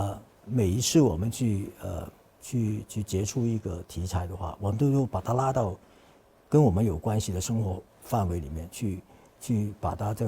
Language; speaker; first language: Chinese; non-native, fluent; Cantonese